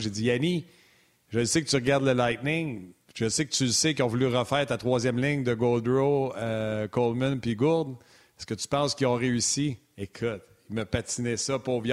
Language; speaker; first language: French; native; French